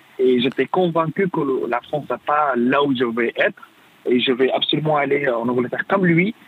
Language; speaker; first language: French; non-native, fluent; Arabic